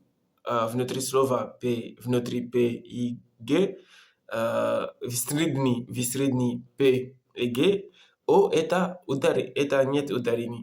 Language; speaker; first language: Russian; non-native, learner; Comorian